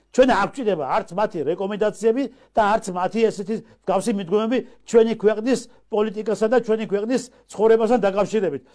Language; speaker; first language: Georgian; native; Georgian